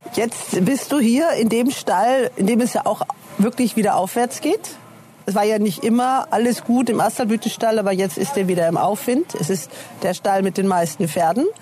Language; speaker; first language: German; native; German